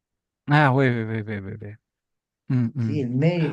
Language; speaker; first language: French; non-native, fluent; Japanese